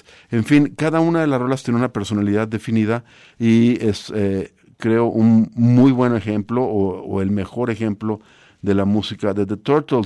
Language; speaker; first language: Spanish; native; Spanish